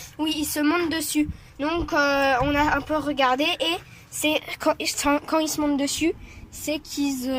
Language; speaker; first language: French; native; French